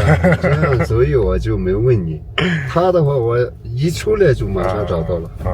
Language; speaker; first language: Chinese; non-native, local second language; Tibetan